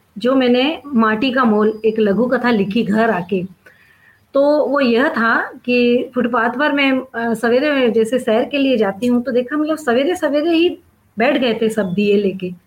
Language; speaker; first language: Hindi; non-native, local second language; Sindhi